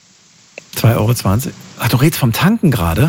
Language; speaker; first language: German; native; German